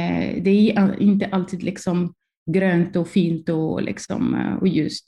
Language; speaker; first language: Swedish; non-native, fluent; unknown